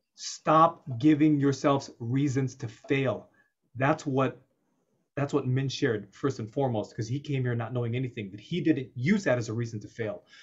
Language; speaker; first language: English; native; English